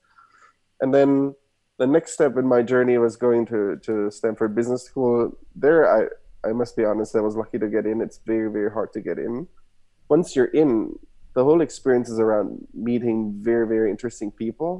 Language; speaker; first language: English; non-native, fluent; German